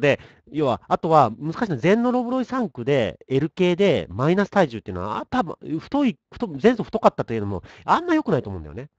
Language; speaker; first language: Japanese; native; Japanese